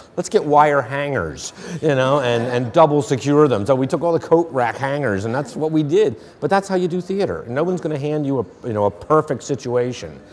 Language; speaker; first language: English; native; English